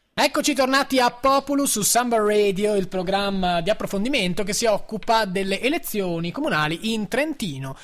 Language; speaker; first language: Italian; native; Italian